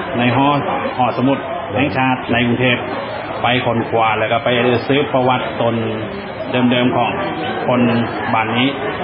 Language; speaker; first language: Thai; non-native, local second language; Lao